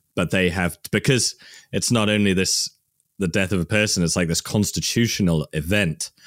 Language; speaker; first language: English; native; English